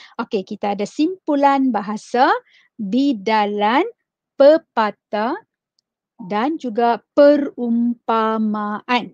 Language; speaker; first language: Malay; non-native, local second language; Tamil